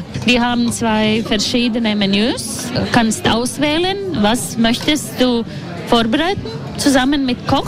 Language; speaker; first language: German; non-native, learner; Latvian